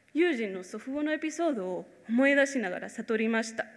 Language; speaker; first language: Japanese; non-native, fluent; Spanish